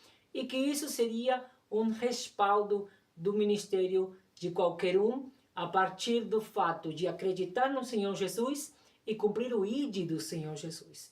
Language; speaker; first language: Portuguese; non-native, fluent; Spanish